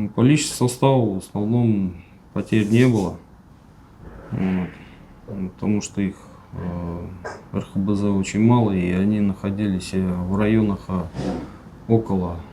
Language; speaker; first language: Russian; native; Russian